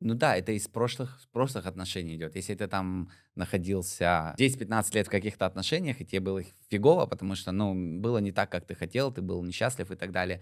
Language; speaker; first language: Russian; native; Russian